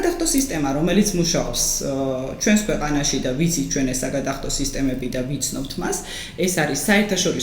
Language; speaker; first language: Georgian; native; Georgian